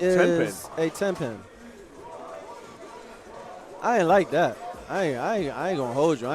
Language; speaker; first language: English; native; English